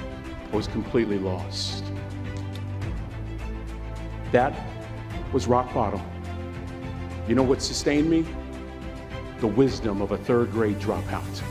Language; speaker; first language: English; native; English